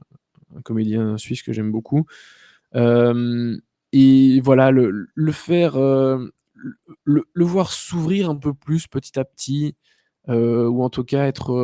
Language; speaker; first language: French; native; French